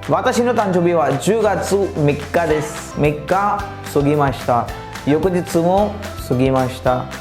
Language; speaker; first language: Japanese; non-native, learner; Hindi